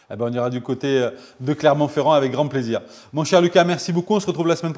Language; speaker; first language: French; native; French